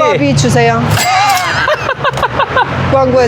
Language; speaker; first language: Korean; non-native, learner; Persian